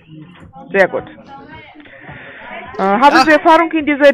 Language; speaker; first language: German; non-native, fluent; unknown